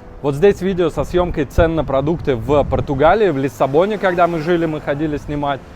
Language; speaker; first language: Russian; native; Russian